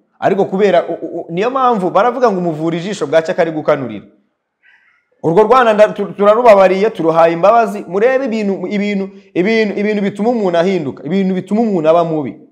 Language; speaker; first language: Kinyarwanda; early bilingual, heritage; Kinyarwanda